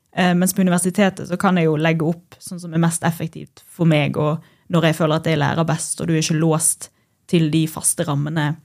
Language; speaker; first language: Norwegian; native; Norwegian